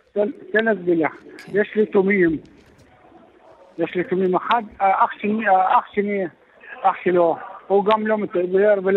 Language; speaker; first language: Hebrew; non-native, local second language; Arabic